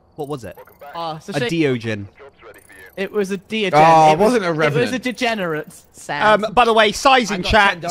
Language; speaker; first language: English; native; English